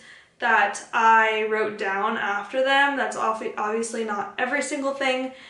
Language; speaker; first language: English; native; English